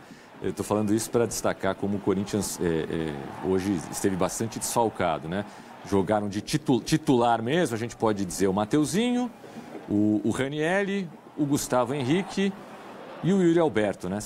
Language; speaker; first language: Portuguese; native; Portuguese